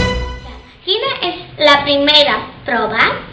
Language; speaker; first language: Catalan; non-native, learner; Spanish